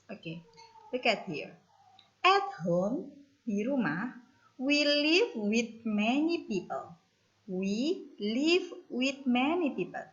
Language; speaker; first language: English; non-native, learner; Indonesian